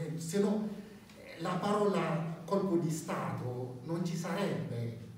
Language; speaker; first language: Italian; non-native, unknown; Bambara